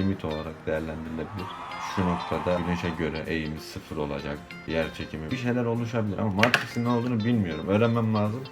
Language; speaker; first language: Turkish; native; Turkish